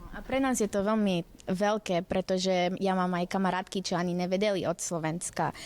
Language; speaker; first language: Slovak; early bilingual, heritage; Slovak